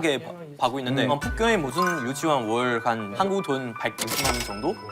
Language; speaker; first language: Korean; non-native, fluent; Chinese